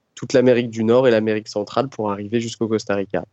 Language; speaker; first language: French; native; French